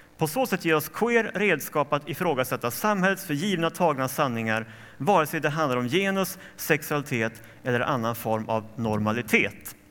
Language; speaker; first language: Swedish; native; Swedish